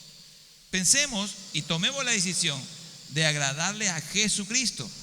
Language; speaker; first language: Spanish; native; Spanish